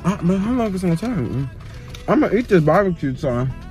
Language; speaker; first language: English; native; English